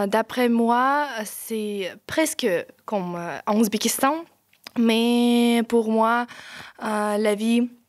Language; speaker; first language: French; non-native, learner; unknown